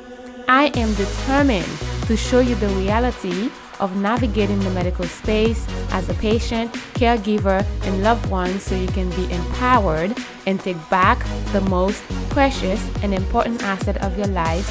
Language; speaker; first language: English; non-native, fluent; Haitian Creole